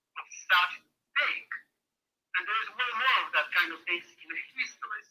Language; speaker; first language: English; non-native, fluent; Polish